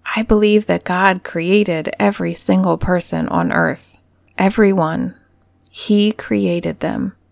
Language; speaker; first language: English; native; English